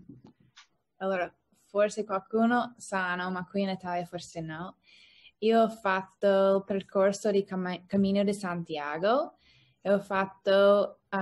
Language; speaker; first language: Italian; non-native, learner; English